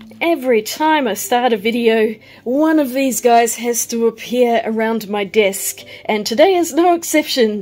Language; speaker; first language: English; native; English